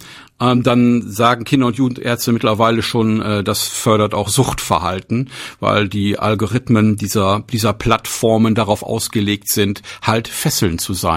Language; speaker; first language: German; native; German